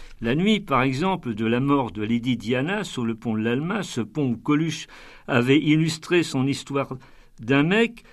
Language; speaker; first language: French; native; French